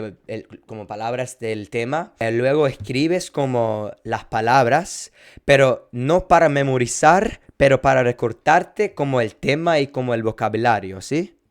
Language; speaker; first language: Spanish; non-native, fluent; English